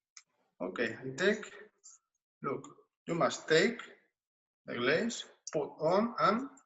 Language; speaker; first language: English; non-native, learner; Spanish